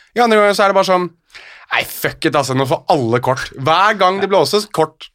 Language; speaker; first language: Norwegian; native; Norwegian